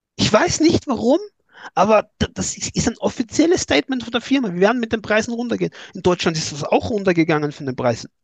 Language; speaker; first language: German; native; German